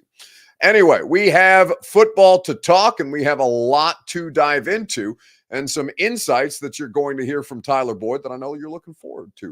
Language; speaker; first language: English; native; English